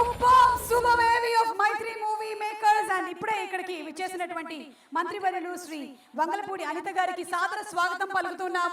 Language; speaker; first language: Telugu; native; Telugu